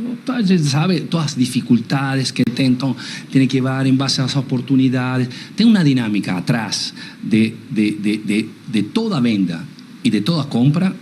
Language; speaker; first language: Portuguese; non-native, learner; Spanish